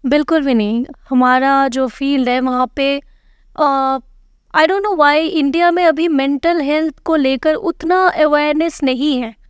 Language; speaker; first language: Hindi; non-native, local second language; Bangla